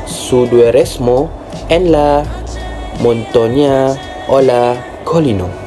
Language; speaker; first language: Spanish; non-native, learner; Malay